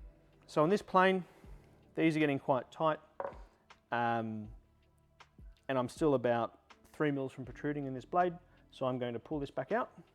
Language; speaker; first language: English; native; English